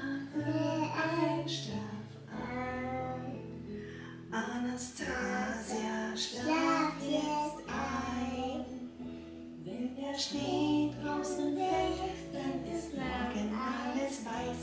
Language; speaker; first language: German; native; German